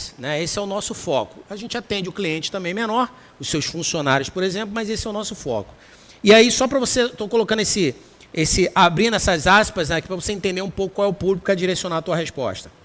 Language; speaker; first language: Portuguese; native; Portuguese